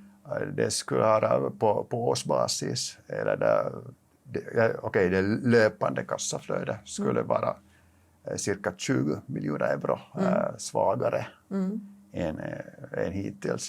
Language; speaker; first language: Swedish; non-native, local second language; Finnish